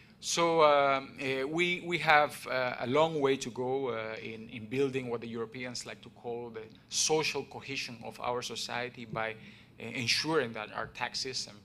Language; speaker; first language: English; non-native, fluent; Spanish